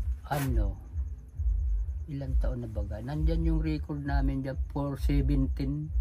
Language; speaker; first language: Filipino; native; Filipino